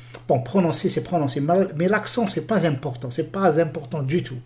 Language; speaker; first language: French; non-native, local second language; Arabic